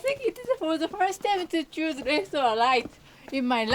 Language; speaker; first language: English; non-native, learner; Japanese